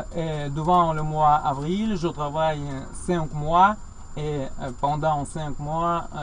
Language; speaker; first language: French; non-native, learner; Russian